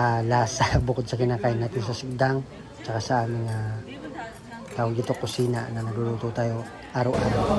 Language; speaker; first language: Filipino; native; Filipino